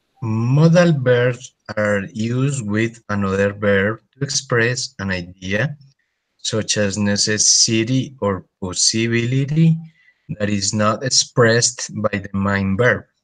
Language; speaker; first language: English; non-native, learner; Spanish